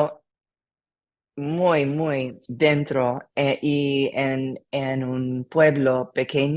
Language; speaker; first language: Spanish; non-native, learner; English